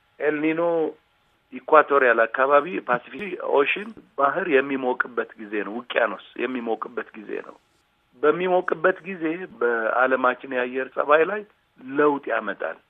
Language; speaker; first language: Amharic; non-native, local second language; Tigrinya